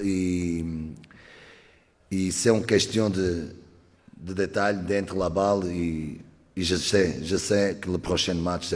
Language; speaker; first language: French; non-native, learner; Portuguese